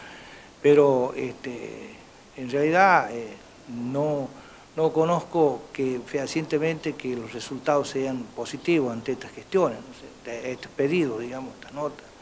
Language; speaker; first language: Spanish; native; Spanish